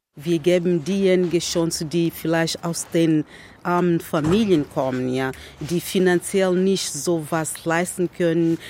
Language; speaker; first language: German; non-native, fluent; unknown